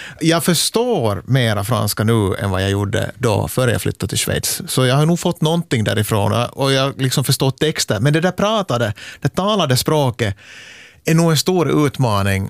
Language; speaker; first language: Swedish; native; Swedish